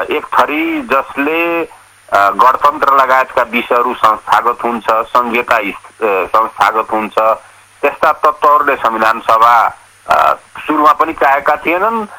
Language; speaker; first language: Nepali; non-native, local second language; Awadhi